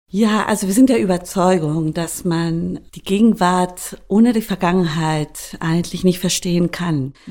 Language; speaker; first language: German; non-native, fluent; Spanish